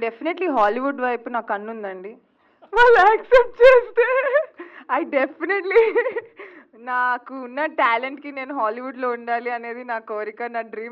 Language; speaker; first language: Telugu; native; Telugu